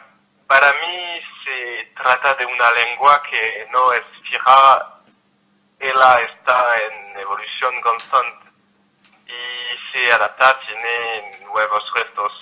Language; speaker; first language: Spanish; non-native, learner; French